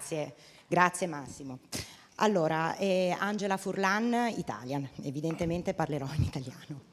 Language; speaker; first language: Italian; native; Italian